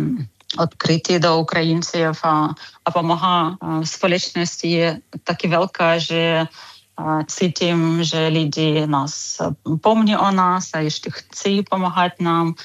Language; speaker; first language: Czech; non-native, fluent; Ukrainian